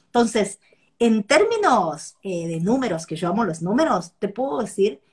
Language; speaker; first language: Spanish; native; Spanish